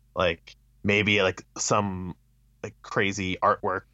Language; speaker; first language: English; early bilingual, other home language; Thai